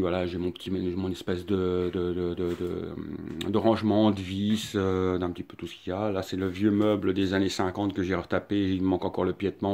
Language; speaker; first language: French; native; French